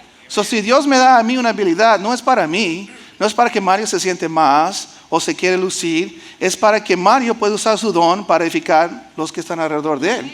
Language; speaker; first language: Spanish; early bilingual, heritage; Spanish